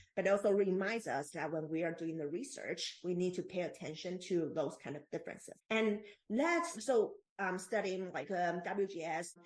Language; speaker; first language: English; non-native, fluent; Chinese